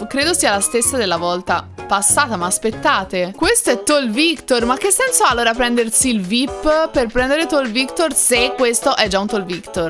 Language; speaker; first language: Italian; native; Italian